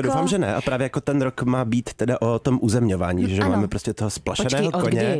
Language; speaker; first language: Czech; native; Czech